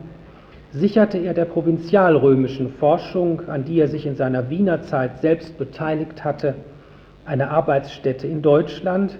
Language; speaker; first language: German; native; German